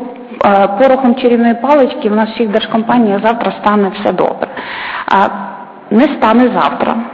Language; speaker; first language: Ukrainian; native; Ukrainian